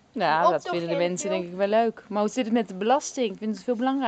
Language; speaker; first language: Dutch; native; Dutch